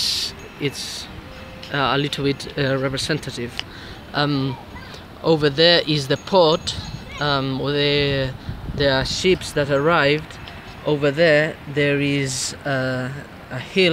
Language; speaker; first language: English; non-native, learner; Spanish